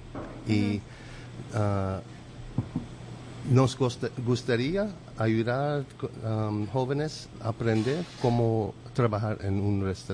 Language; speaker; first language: Spanish; non-native, learner; English